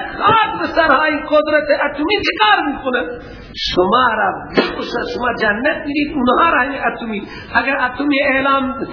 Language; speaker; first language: Persian; native; Persian